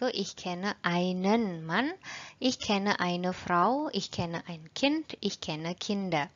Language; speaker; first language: German; non-native, fluent; Indonesian